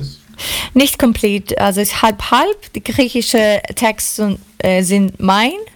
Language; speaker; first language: German; non-native, learner; Greek